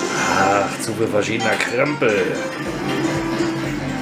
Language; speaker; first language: German; native; German